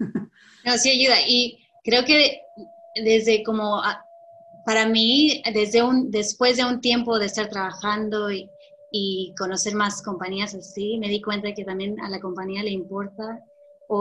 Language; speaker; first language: Spanish; early bilingual, heritage; Spanish